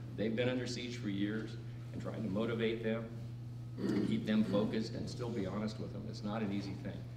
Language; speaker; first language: English; native; English